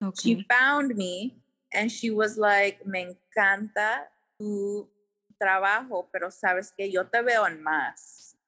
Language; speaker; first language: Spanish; early bilingual, heritage; Spanish